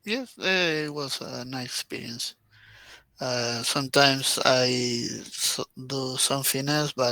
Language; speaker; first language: English; non-native, learner; Spanish